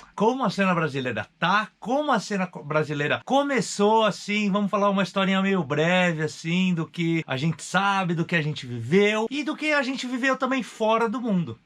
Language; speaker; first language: Portuguese; native; Portuguese